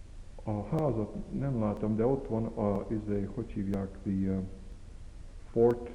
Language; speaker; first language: Hungarian; early bilingual, heritage; Hungarian